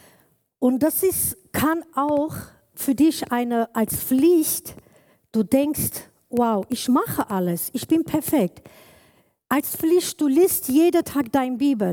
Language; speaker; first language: German; non-native, learner; Kurdish